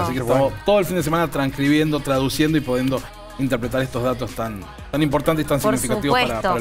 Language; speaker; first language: Spanish; native; Spanish